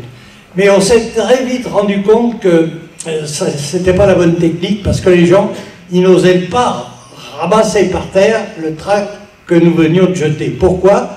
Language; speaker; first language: French; native; French